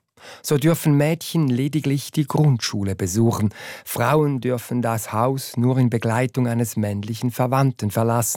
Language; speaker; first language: German; native; German